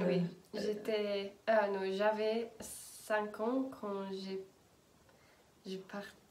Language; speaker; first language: French; non-native, learner; English